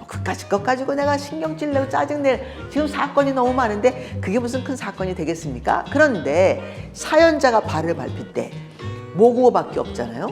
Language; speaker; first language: Korean; early bilingual, heritage; Korean